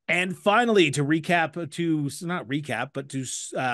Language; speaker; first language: English; native; English